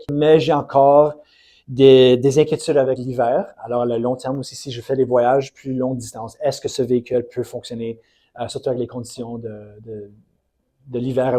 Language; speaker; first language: French; non-native, local second language; English